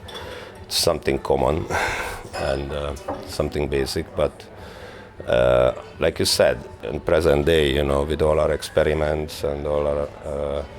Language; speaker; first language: English; non-native, fluent; Hungarian